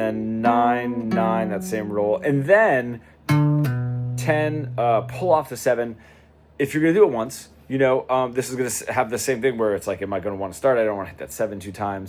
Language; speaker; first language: English; native; English